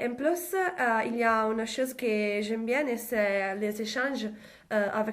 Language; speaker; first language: French; non-native, learner; Italian